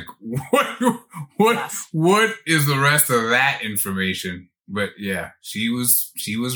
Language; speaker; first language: English; native; English